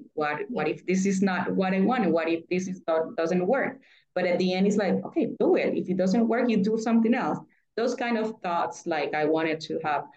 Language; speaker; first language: English; non-native, fluent; Spanish